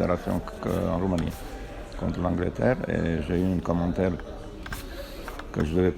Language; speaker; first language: French; non-native, fluent; Romanian